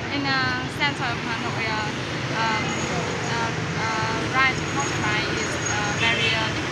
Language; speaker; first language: English; non-native, learner; Vietnamese